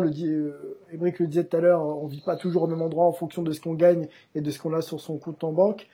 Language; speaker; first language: French; native; French